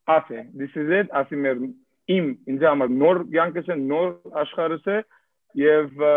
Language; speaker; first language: Armenian; early bilingual, heritage; Armenian